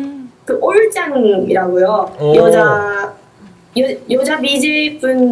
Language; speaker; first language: Korean; non-native, fluent; Japanese